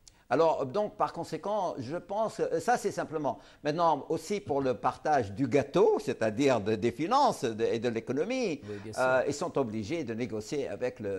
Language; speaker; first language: French; non-native, local second language; Arabic